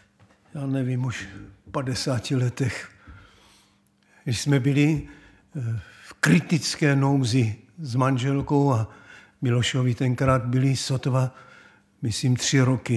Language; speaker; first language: Czech; native; Czech